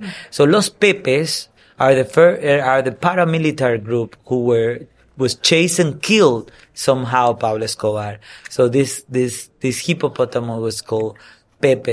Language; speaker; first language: English; non-native, fluent; Spanish